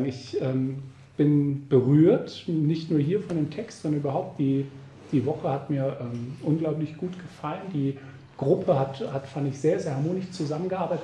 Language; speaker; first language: German; native; German